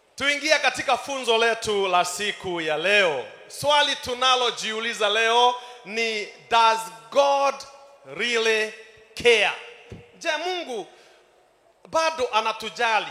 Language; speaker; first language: Swahili; non-native, local second language; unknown